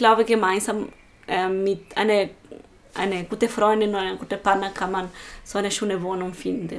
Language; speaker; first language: German; non-native, learner; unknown